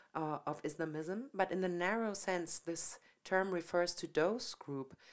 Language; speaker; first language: English; non-native, fluent; German